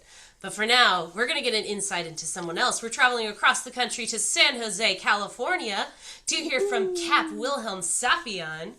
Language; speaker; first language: English; native; English